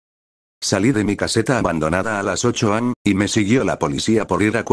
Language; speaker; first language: Spanish; native; Spanish